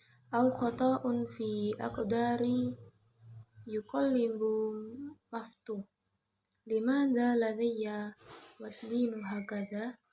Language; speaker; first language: Arabic; non-native, learner; Indonesian